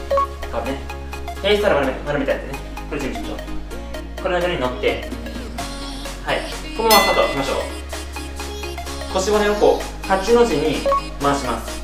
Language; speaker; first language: Japanese; native; Japanese